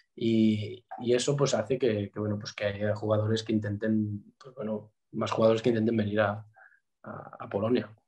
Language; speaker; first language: Spanish; native; Spanish